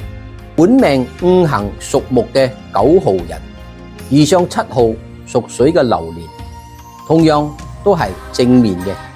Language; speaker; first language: Chinese; non-native, local second language; Cantonese